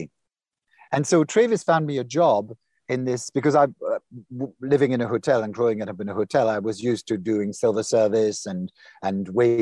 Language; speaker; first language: English; non-native, fluent; French